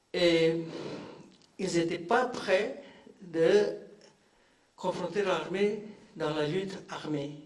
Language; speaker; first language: French; non-native, fluent; Indonesian